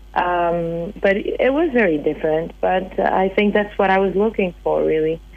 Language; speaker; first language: English; non-native, fluent; Portuguese